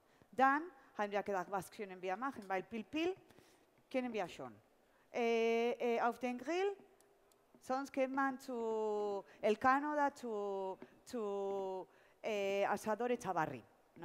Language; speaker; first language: German; non-native, fluent; Spanish